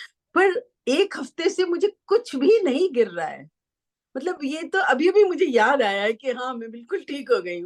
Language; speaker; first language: Hindi; native; Hindi